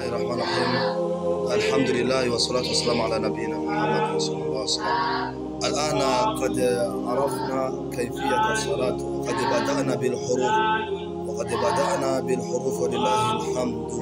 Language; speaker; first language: Arabic; non-native, fluent; Rundi